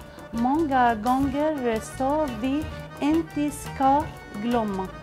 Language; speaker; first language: Swedish; non-native, learner; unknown